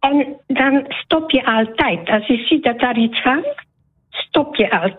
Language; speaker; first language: Dutch; non-native, learner; Polish